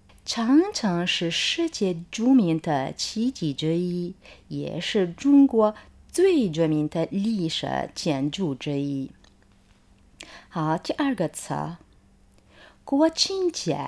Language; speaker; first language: Chinese; non-native, fluent; Arabic